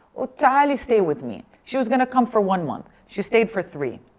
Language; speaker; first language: English; early bilingual, other home language; Arabic